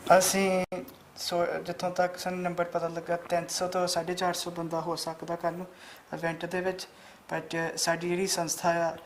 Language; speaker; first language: Punjabi; early bilingual, heritage; Punjabi